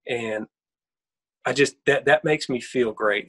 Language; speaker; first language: English; native; English